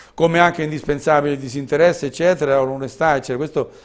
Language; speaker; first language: Italian; native; Italian